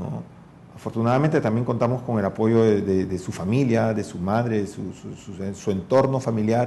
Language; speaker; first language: Spanish; native; Spanish